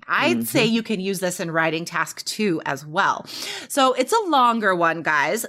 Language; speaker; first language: English; native; English